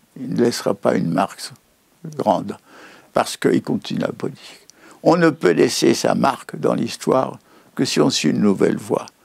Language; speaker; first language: French; native; French